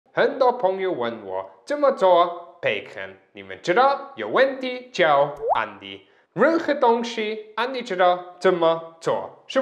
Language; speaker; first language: Chinese; non-native, fluent; German